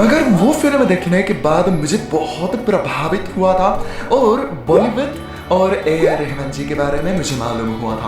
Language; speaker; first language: Hindi; non-native, fluent; Japanese